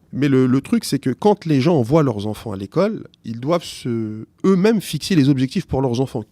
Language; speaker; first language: French; early bilingual, other home language; Arabic